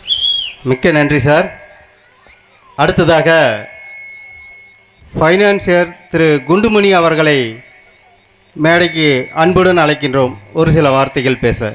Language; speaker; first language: Tamil; native; Tamil